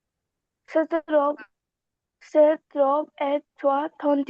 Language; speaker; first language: French; non-native, learner; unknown